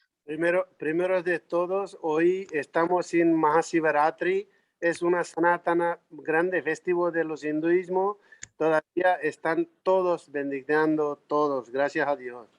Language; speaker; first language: Spanish; non-native, learner; Nepali